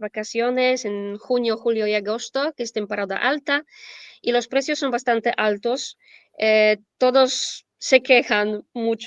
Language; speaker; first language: Spanish; non-native, fluent; Polish